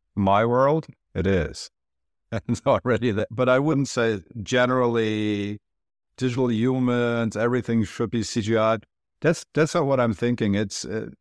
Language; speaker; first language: English; non-native, fluent; Turkish